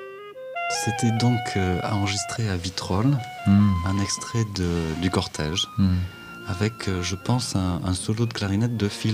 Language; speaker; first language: French; native; French